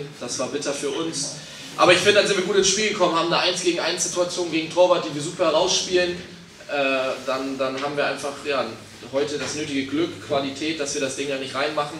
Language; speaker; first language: German; native; German